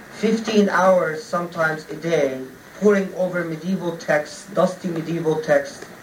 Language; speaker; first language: English; non-native, fluent; Arabic